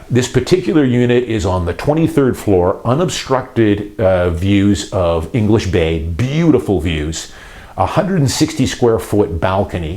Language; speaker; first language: English; native; English